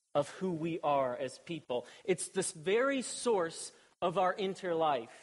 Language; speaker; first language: English; native; English